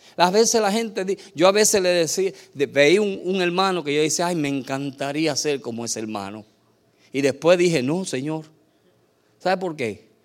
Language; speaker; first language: Spanish; native; Spanish